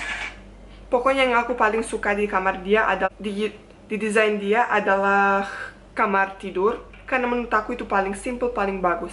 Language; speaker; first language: Indonesian; non-native, fluent; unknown